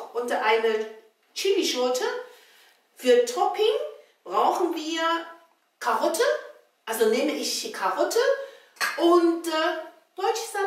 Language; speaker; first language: German; non-native, learner; Chinese